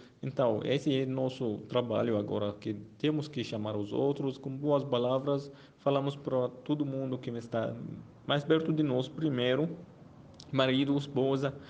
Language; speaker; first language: Portuguese; non-native, fluent; Arabic